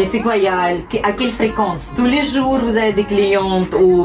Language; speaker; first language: French; non-native, fluent; Russian